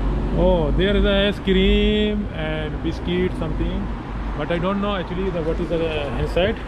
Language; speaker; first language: English; non-native, learner; Urdu